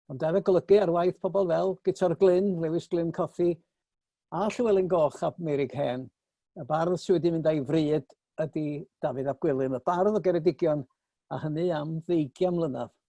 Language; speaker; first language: Welsh; native; Welsh